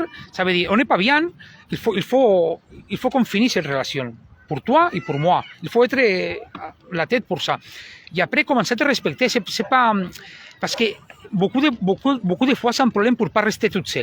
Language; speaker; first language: French; non-native, learner; Spanish